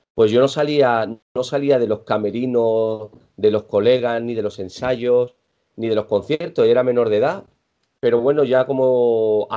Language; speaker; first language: Spanish; native; Spanish